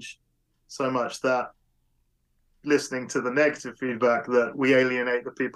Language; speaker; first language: English; native; English